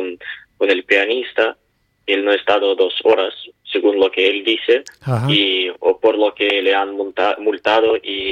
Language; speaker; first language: Spanish; non-native, learner; Ukrainian